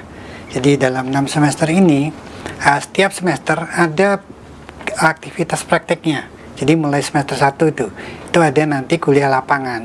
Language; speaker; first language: Indonesian; native; Indonesian